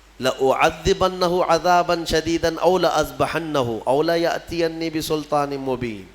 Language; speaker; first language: Urdu; native; Urdu